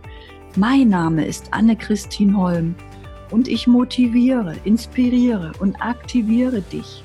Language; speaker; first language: German; native; German